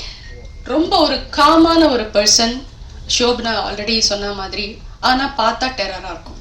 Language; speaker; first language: Tamil; native; Tamil